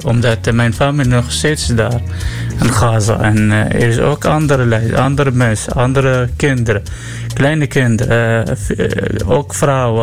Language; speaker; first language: Dutch; non-native, learner; Arabic